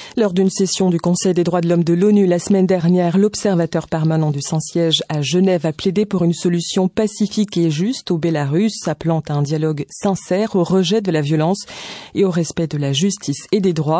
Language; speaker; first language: French; native; French